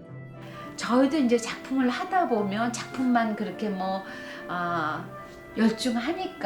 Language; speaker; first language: Korean; native; Korean